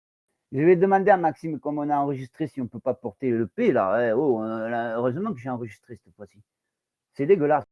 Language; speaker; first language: French; native; French